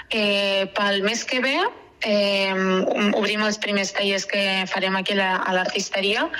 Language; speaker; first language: Catalan; native; Catalan